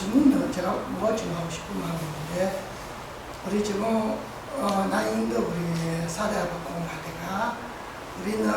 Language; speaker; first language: Korean; non-native, learner; Tibetan